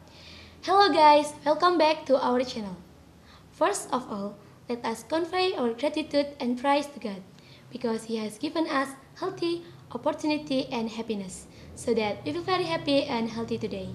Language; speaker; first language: English; non-native, learner; Indonesian